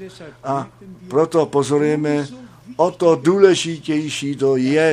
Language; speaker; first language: Czech; non-native, fluent; German